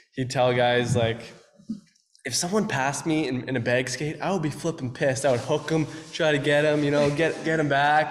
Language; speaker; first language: English; native; English